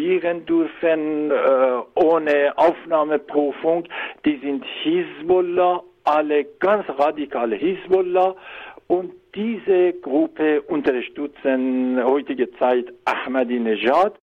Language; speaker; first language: German; non-native, learner; Persian